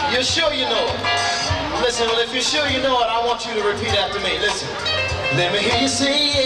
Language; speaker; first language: English; native; English